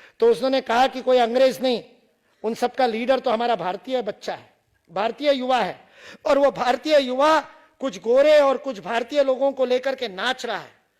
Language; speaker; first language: Hindi; non-native, local second language; Marathi